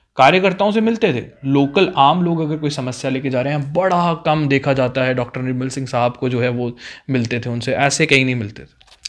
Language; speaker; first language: Hindi; non-native, local second language; Kashmiri